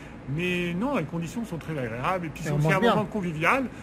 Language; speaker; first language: French; native; French